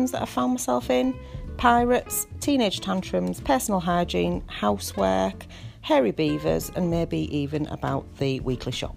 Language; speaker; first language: English; native; English